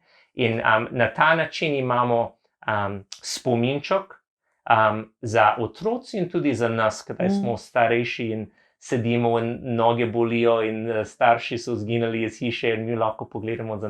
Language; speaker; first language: Slovenian; non-native, learner; English